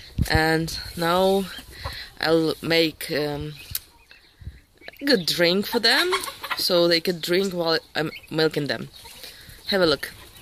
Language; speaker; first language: English; non-native, fluent; Ukrainian